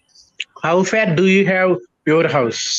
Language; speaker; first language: English; non-native, learner; Telugu